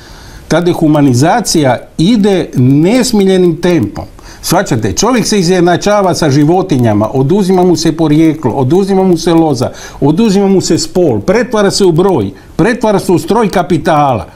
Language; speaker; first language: Croatian; native; Croatian